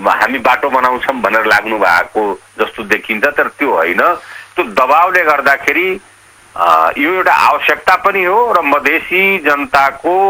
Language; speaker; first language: Nepali; non-native, local second language; Awadhi